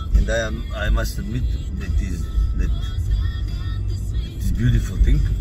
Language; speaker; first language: English; non-native, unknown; Croatian